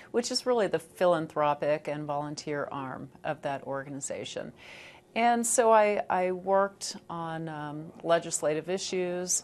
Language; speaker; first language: English; native; English